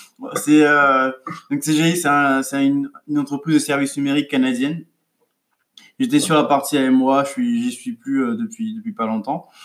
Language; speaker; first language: French; native; French